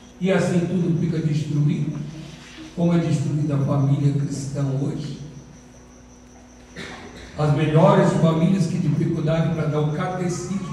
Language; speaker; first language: Portuguese; native; Portuguese